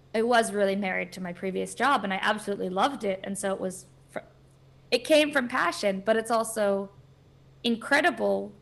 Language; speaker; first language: English; native; English